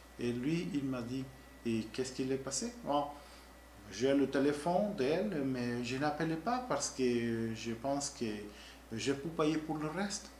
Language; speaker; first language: French; non-native, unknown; Spanish